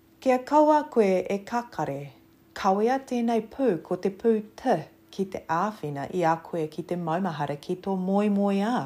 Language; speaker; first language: Māori; non-native, local second language; English